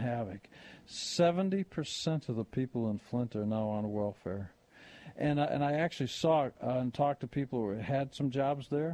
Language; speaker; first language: English; native; English